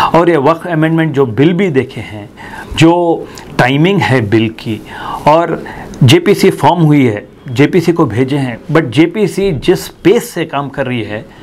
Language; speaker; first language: Hindi; native; Hindi